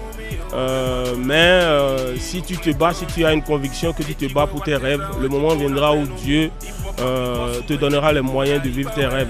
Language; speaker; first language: French; native; French